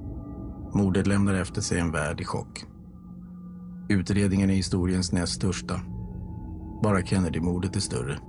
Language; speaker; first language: Swedish; native; Swedish